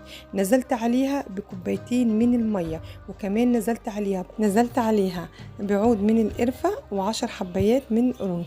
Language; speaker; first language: Arabic; native; Arabic